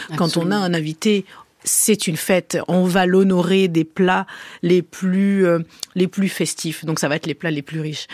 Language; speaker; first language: French; early bilingual, other home language; Arabic